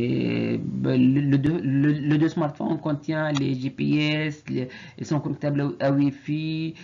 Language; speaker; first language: French; non-native, fluent; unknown